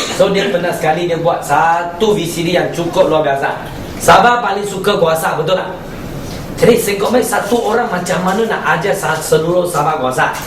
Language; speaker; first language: Malay; non-native, local second language; Chinese